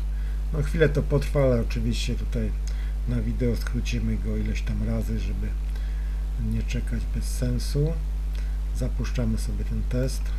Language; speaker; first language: Polish; native; Polish